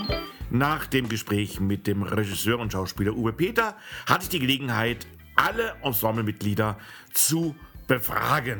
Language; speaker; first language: German; native; German